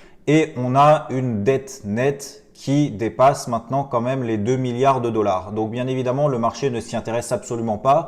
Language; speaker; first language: French; native; French